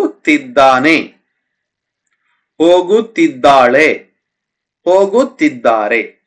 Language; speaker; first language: Kannada; non-native, fluent; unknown